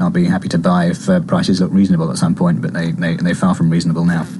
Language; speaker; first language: English; native; English